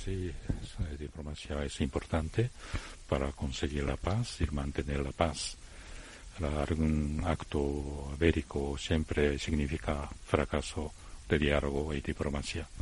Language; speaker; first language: Spanish; non-native, fluent; Japanese